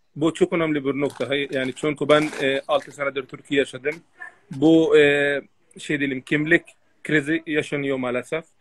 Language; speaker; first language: Turkish; non-native, fluent; Arabic